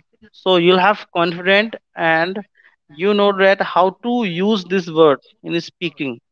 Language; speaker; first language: English; non-native, local second language; Hindi